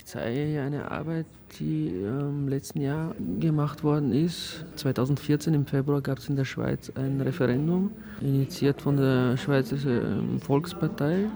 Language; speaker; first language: German; non-native, fluent; Bulgarian